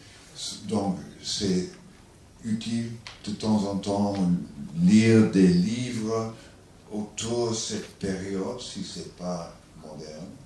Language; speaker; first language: French; non-native, learner; English